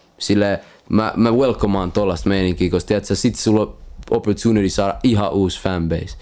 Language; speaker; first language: Finnish; non-native, local second language; Swedish